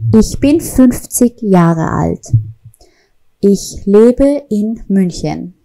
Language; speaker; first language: German; non-native, fluent; Persian